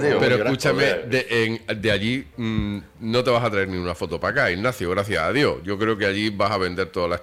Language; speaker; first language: Spanish; native; Spanish